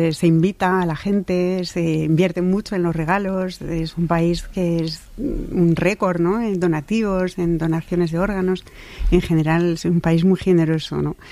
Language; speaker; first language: Spanish; non-native, fluent; French